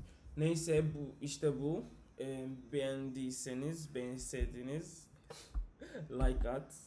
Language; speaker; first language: Turkish; non-native, fluent; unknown